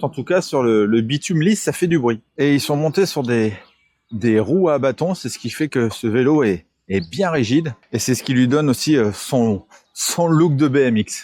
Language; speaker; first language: French; native; French